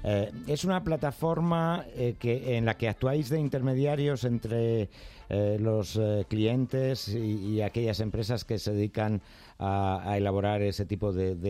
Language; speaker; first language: Spanish; native; Spanish